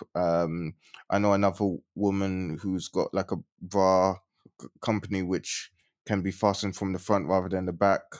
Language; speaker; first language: English; native; English